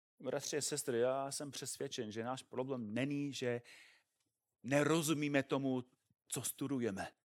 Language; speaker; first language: Czech; non-native, fluent; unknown